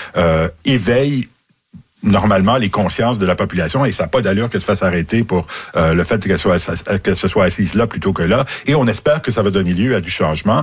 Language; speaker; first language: French; native; French